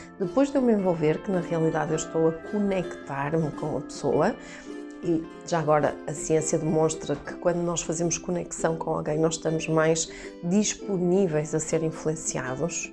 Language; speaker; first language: Portuguese; native; Portuguese